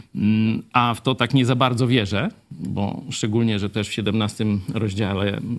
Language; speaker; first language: Polish; native; Polish